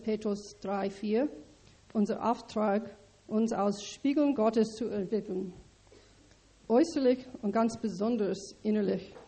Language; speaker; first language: German; non-native, learner; English